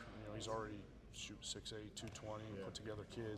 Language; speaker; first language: English; native; English